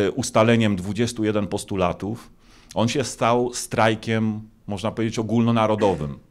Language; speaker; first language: Polish; native; Polish